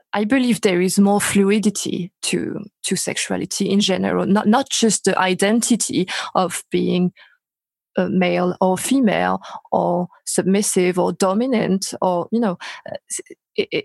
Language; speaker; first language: English; non-native, fluent; French